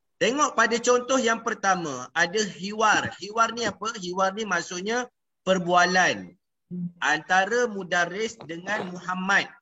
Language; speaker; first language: Malay; native; Malay